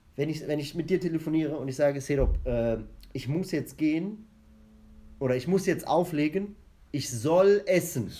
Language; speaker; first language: German; non-native, fluent; Arabic